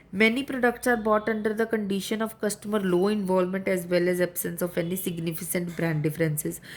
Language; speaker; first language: English; non-native, local second language; Punjabi